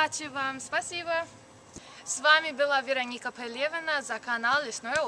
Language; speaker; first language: Russian; non-native, learner; English